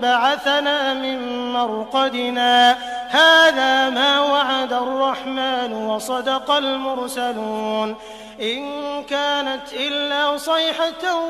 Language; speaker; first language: Arabic; native; Arabic